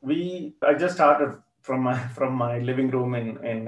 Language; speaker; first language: English; non-native, local second language; Tamil